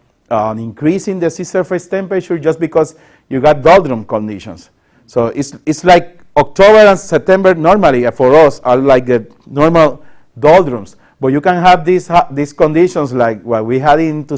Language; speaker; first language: English; non-native, local second language; Spanish